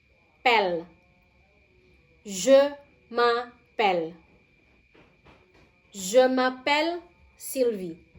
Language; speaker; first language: French; non-native, fluent; Indonesian